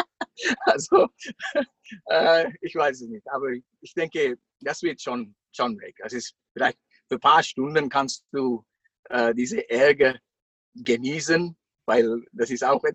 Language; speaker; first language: German; non-native, fluent; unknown